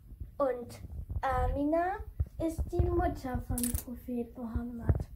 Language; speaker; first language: German; non-native, fluent; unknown